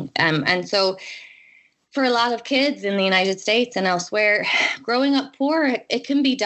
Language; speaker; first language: English; native; English